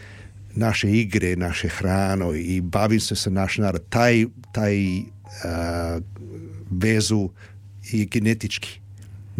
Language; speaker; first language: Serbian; early bilingual, heritage; Serbian